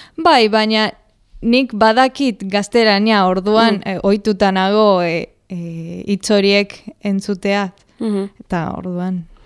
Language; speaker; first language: Basque; non-native, fluent; Spanish